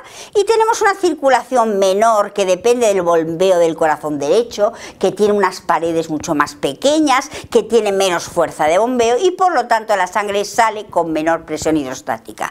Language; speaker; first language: Spanish; native; Spanish